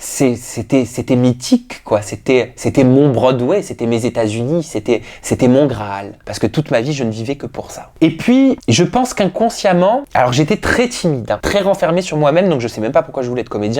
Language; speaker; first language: French; native; French